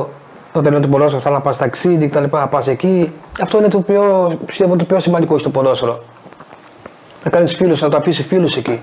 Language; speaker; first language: Greek; non-native, fluent; Portuguese